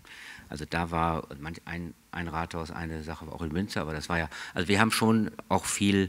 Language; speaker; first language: German; native; German